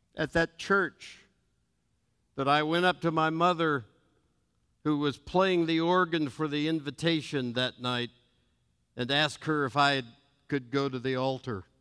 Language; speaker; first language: English; native; English